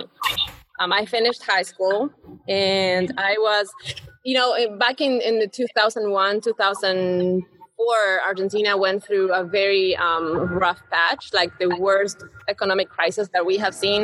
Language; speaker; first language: English; non-native, fluent; Spanish